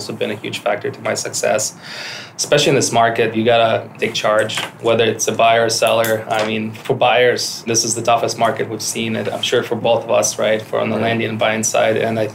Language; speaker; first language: English; non-native, fluent; Ukrainian